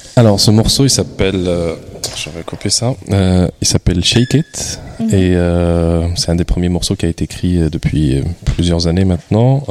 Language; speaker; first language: French; non-native, local second language; Arabic